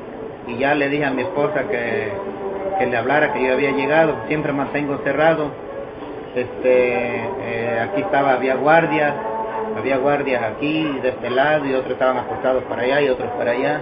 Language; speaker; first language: Spanish; native; Spanish